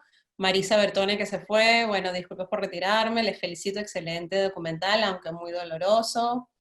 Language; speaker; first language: Spanish; native; Spanish